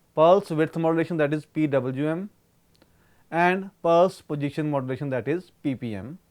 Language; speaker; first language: English; non-native, local second language; Punjabi